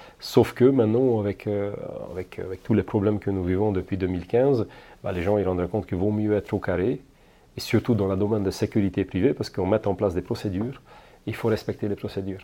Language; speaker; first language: French; non-native, fluent; Hungarian